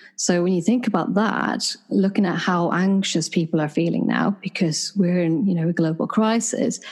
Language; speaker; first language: English; non-native, fluent; Swedish